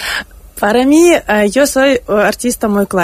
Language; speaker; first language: Spanish; non-native, learner; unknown